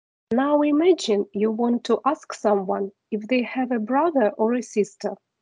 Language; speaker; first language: English; non-native, fluent; Ukrainian